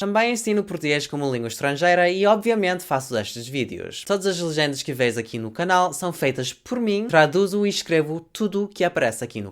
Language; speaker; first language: Portuguese; non-native, fluent; English